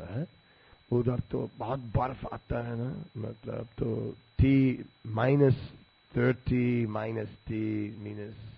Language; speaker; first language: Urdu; non-native, learner; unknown